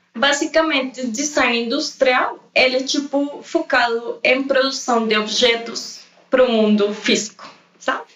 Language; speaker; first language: Portuguese; non-native, fluent; Spanish